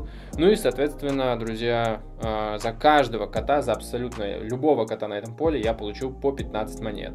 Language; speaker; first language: Russian; native; Russian